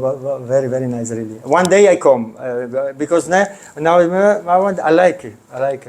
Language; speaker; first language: English; non-native, learner; Italian